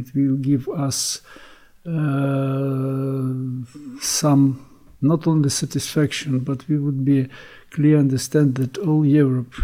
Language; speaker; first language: English; non-native, learner; Ukrainian